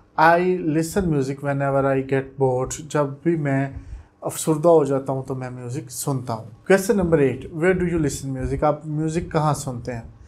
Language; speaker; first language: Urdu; non-native, local second language; Punjabi